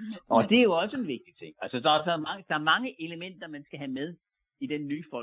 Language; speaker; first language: Danish; native; Danish